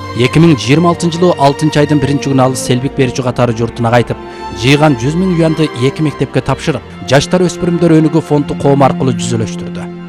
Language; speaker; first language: Kyrgyz; native; Kyrgyz